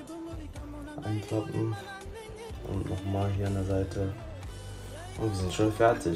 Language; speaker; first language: German; native; German